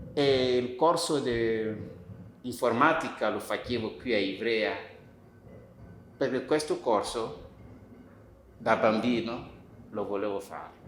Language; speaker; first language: Italian; non-native, fluent; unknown